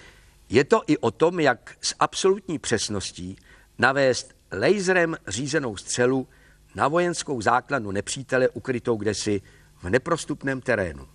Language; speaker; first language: Czech; native; Czech